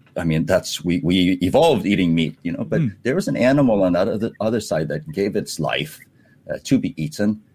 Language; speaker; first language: English; native; English